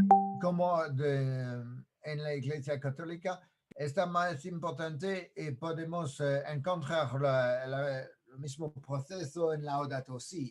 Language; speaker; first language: Spanish; non-native, fluent; French